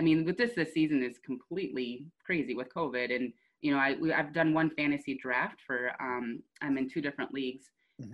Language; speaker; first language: English; native; English